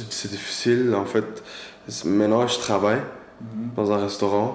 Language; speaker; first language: French; non-native, learner; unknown